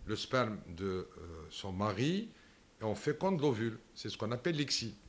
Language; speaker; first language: French; non-native, local second language; Arabic